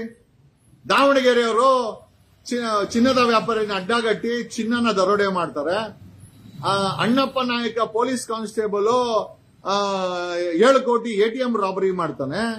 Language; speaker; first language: Kannada; native; Kannada